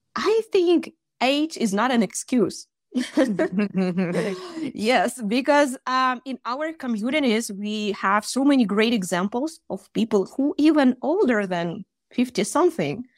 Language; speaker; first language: English; non-native, fluent; Russian